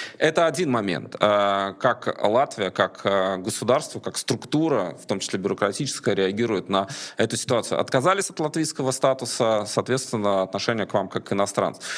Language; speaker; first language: Russian; native; Russian